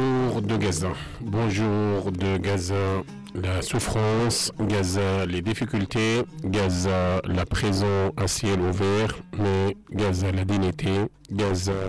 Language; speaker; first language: French; non-native, fluent; Arabic